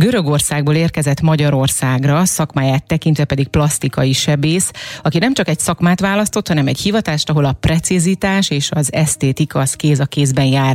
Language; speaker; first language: Hungarian; native; Hungarian